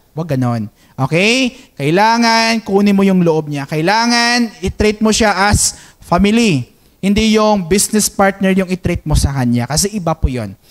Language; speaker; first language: Filipino; non-native, local second language; Hiligaynon